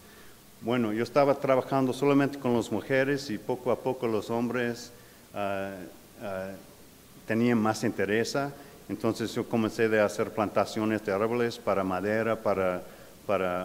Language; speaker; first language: Spanish; non-native, fluent; English